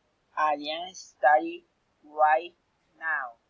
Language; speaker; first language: English; non-native, learner; Spanish